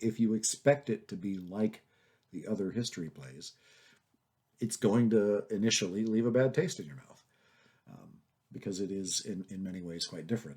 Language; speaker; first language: English; native; English